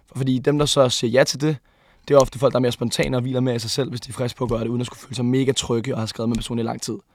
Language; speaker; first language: Danish; native; Danish